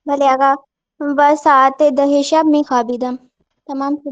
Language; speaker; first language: Persian; non-native, learner; Urdu